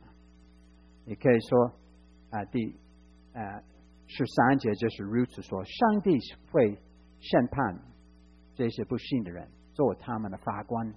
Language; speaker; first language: Chinese; non-native, fluent; English